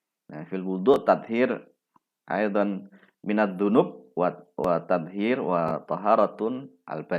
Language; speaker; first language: Arabic; non-native, fluent; Indonesian